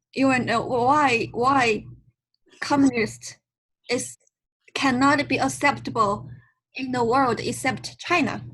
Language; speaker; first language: English; non-native, learner; Chinese